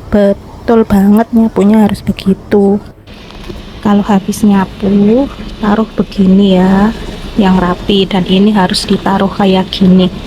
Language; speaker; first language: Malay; non-native, local second language; Javanese